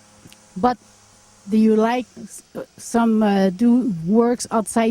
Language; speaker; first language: English; non-native, local second language; French